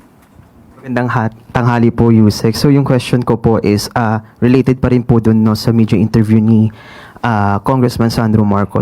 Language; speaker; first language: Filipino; native; Filipino